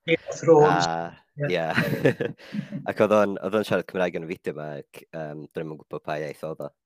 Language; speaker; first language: Welsh; non-native, fluent; Finnish